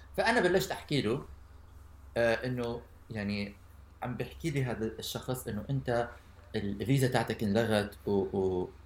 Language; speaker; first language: Arabic; native; Arabic